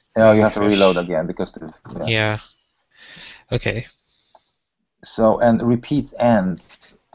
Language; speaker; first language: English; early bilingual, other home language; Polish